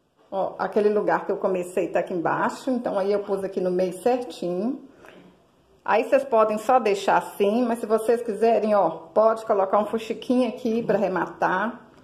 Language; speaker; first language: Portuguese; native; Portuguese